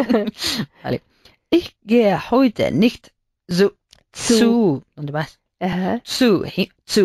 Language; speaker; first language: German; non-native, learner; Spanish